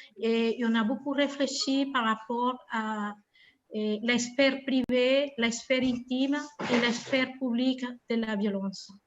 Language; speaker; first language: French; non-native, fluent; Spanish